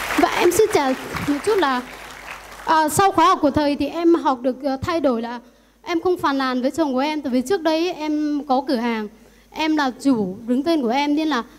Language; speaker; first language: Vietnamese; non-native, local second language; Iu Mien